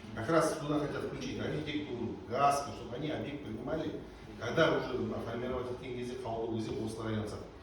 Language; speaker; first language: Russian; non-native, local second language; Kazakh